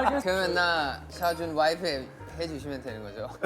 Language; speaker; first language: Korean; non-native, fluent; Chinese